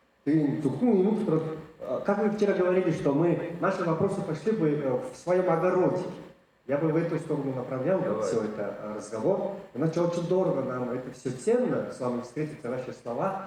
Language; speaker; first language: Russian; non-native, fluent; Mongolian